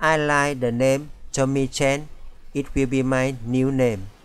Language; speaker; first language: English; non-native, fluent; Vietnamese